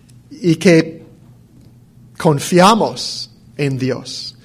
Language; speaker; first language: Spanish; non-native, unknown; English